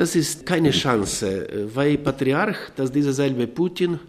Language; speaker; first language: German; non-native, learner; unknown